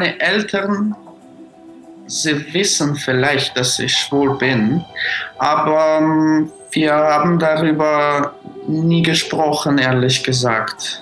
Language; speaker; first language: German; non-native, fluent; Russian